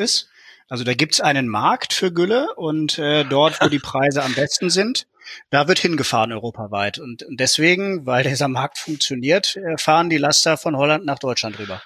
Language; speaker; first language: German; native; German